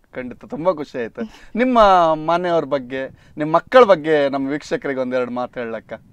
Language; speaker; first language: Kannada; native; Kannada